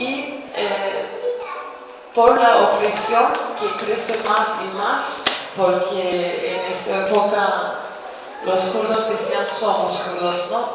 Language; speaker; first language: Spanish; non-native, fluent; Kurdish